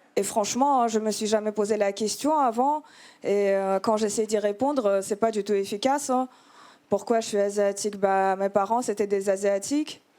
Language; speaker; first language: French; non-native, fluent; Russian